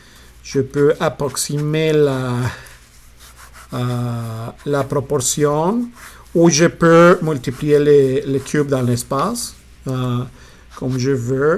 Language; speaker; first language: French; non-native, fluent; Spanish